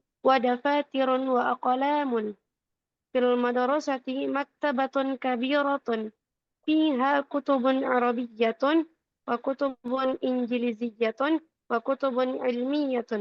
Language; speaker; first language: Arabic; non-native, learner; Indonesian